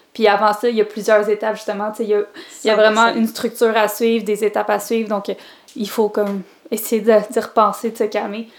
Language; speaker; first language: French; native; French